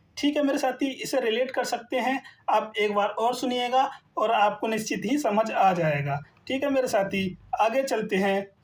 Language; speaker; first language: Hindi; native; Hindi